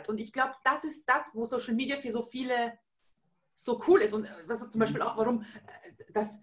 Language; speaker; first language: German; early bilingual, other home language; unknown